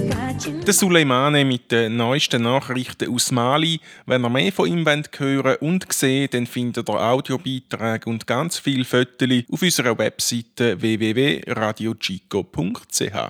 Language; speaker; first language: German; native; German